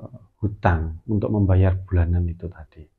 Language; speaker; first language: Indonesian; native; Indonesian